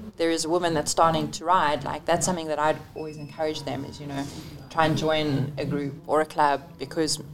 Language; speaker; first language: English; native; English